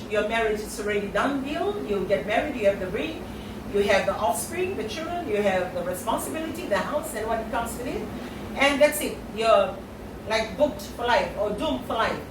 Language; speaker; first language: English; non-native, local second language; Filipino